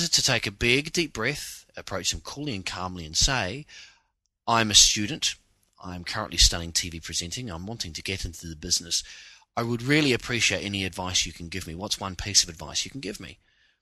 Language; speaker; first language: English; native; English